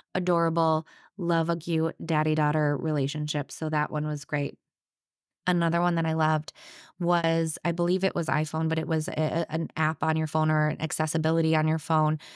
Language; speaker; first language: English; native; English